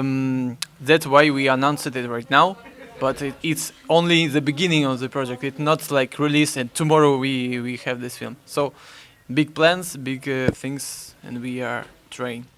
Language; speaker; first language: English; non-native, fluent; Russian